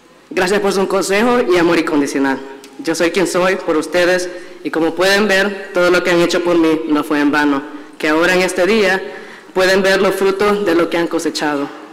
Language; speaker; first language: Spanish; early bilingual, heritage; Spanish